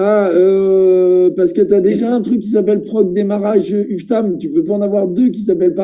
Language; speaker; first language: French; native; French